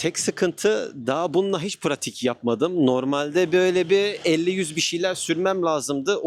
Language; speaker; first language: Turkish; native; Turkish